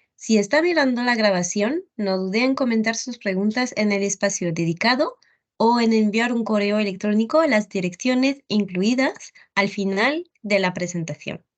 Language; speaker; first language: Spanish; non-native, fluent; French